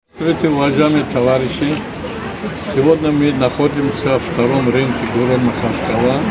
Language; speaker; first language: Russian; non-native, local second language; Tajik